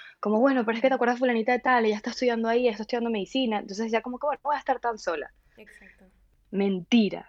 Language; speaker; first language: Spanish; native; Spanish